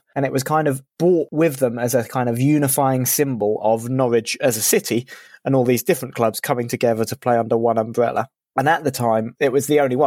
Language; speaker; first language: English; native; English